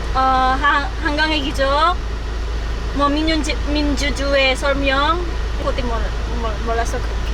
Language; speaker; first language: Korean; non-native, learner; Indonesian